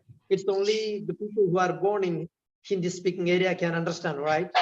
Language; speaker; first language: English; non-native, local second language; Malayalam